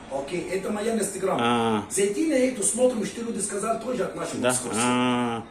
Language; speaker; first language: Russian; non-native, learner; Arabic